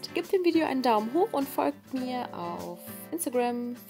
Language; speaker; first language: German; native; German